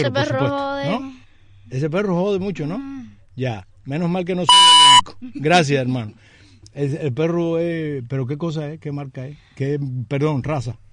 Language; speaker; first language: Spanish; native; Spanish